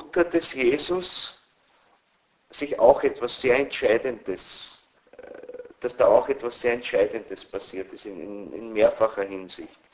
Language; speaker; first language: German; native; German